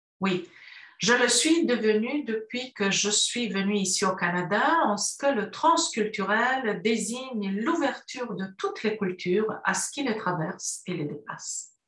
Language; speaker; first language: French; non-native, fluent; Romanian